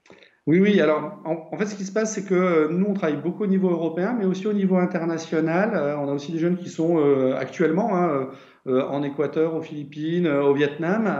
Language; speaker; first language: French; native; French